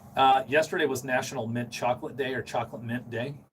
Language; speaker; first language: English; native; English